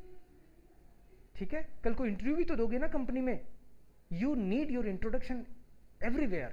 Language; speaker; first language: Hindi; native; Hindi